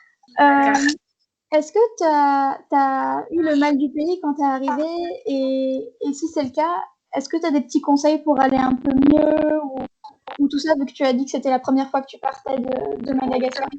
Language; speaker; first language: French; native; French